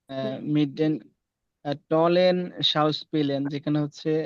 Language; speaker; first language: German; non-native, learner; Bangla